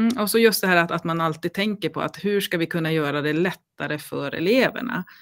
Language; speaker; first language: Swedish; native; Swedish